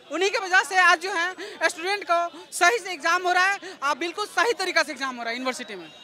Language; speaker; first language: Hindi; native; Hindi